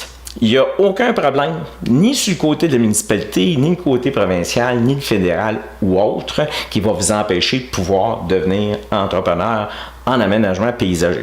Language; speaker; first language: French; native; French